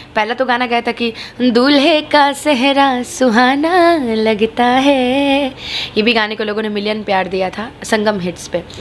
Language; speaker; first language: Hindi; native; Hindi